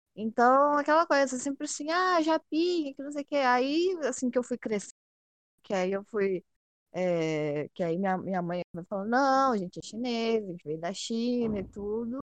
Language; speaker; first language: Portuguese; native; Portuguese